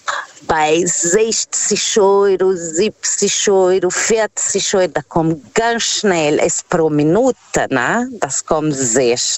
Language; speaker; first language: German; non-native, fluent; Portuguese